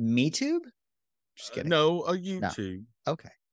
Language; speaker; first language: English; native; English